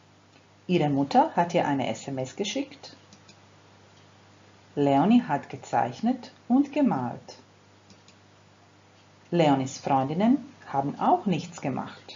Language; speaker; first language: German; non-native, fluent; Croatian